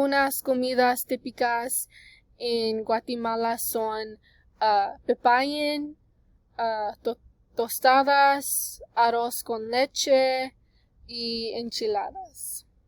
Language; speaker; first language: Spanish; non-native, learner; English